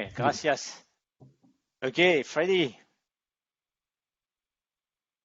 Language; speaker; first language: Spanish; non-native, learner; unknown